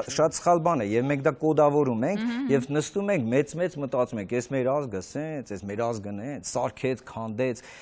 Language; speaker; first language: Armenian; native; Armenian